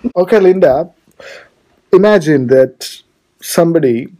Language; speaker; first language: English; non-native, local second language; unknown